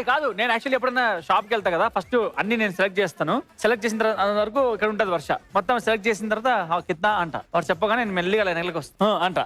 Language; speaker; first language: Telugu; native; Telugu